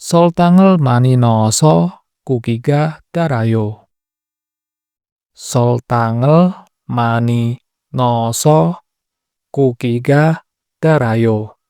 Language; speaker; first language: Korean; non-native, fluent; Indonesian